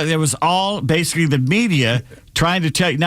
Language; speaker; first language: English; native; English